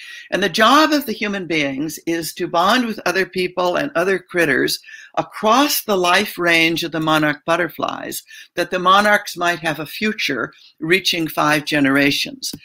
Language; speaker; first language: English; native; English